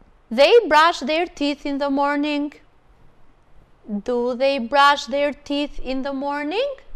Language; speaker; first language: English; non-native, fluent; Albanian